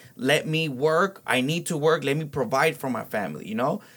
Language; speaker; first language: English; early bilingual, other home language; Spanish